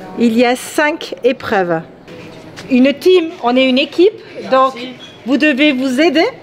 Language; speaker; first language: French; native; French